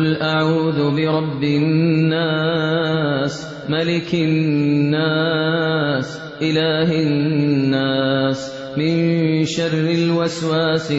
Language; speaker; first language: Arabic; native; Arabic